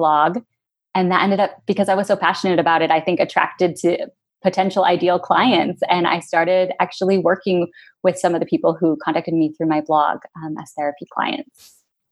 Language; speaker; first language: English; native; English